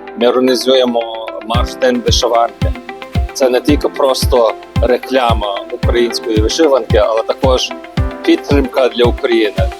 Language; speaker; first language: Ukrainian; early bilingual, heritage; Ukrainian